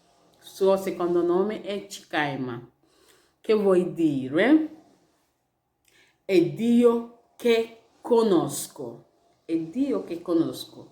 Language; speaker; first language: Italian; non-native, learner; Igbo